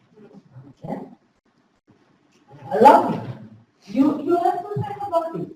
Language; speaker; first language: English; non-native, fluent; Indonesian